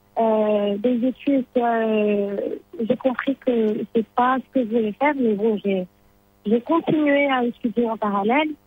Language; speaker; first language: French; non-native, local second language; Arabic